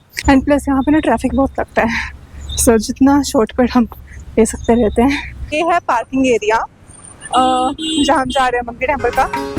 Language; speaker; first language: Hindi; native; Hindi